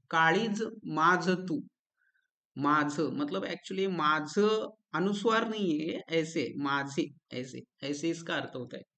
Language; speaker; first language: Hindi; non-native, local second language; Marathi